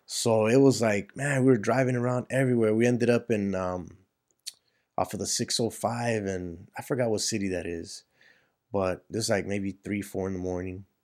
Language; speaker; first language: English; native; English